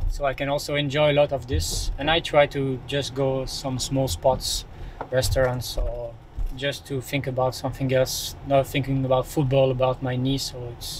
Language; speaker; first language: English; non-native, learner; French